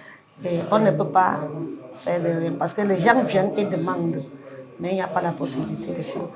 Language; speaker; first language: French; non-native, learner; English